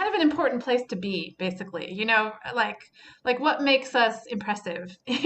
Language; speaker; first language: English; native; English